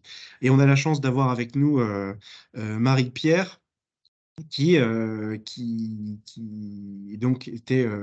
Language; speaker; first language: French; native; French